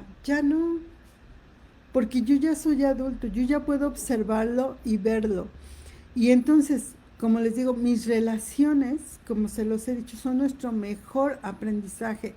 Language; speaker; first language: Spanish; native; Spanish